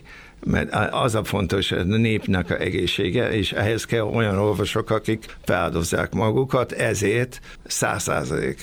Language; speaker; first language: Hungarian; early bilingual, other home language; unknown